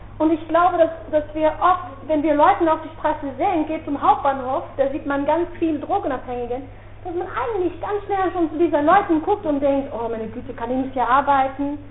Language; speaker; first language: German; non-native, fluent; Dutch